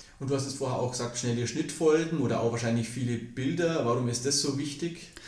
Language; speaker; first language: German; native; German